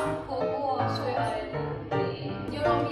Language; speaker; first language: Chinese; non-native, learner; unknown